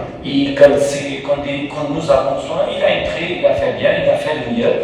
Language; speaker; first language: French; non-native, fluent; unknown